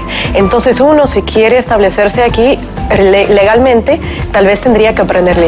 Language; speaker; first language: Spanish; non-native, fluent; Russian